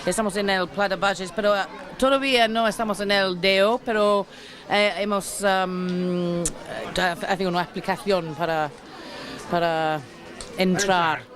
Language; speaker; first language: Spanish; non-native, learner; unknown